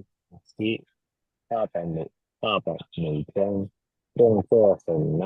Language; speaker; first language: Chinese; non-native, learner; Indonesian